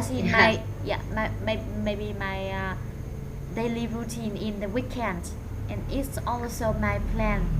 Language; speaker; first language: English; non-native, fluent; Vietnamese